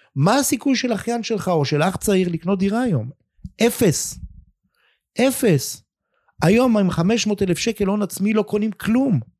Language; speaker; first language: Hebrew; native; Hebrew